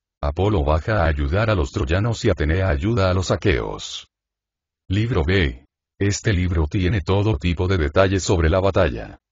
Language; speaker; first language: Spanish; native; Spanish